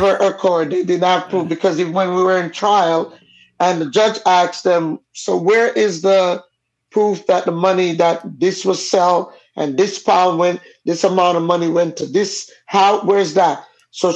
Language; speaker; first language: English; non-native, local second language; Jamaican Creole English